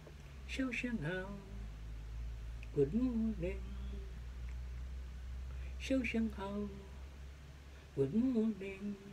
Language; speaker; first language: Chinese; non-native, learner; Cebuano